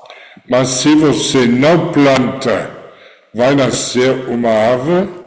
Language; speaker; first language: Portuguese; non-native, fluent; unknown